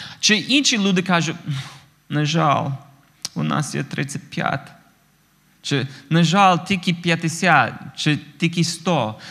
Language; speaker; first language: Ukrainian; non-native, fluent; English